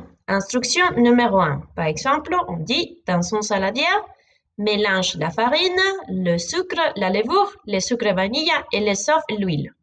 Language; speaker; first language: French; non-native, fluent; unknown